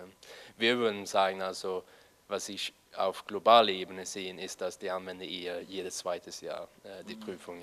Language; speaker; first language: German; non-native, fluent; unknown